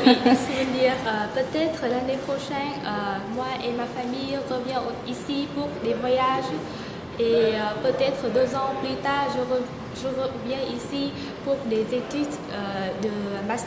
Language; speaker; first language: French; non-native, learner; Vietnamese